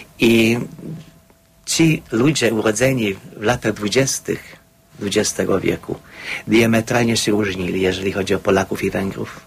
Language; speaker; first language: Polish; non-native, fluent; Hungarian